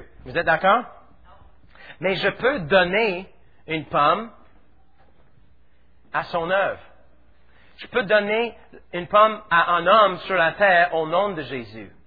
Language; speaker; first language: French; native; French